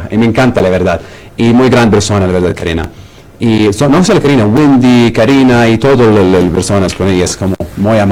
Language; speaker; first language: Spanish; non-native, learner; Arabic